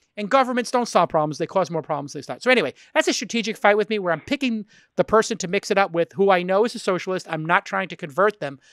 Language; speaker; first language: English; native; English